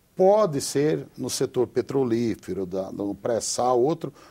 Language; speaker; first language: Portuguese; native; Portuguese